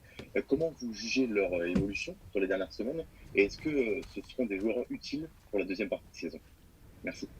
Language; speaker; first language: French; native; French